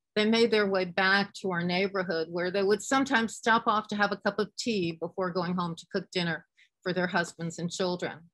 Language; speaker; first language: English; native; English